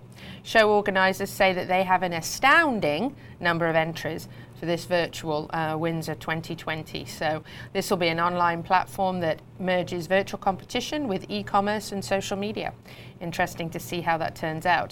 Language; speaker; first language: English; native; English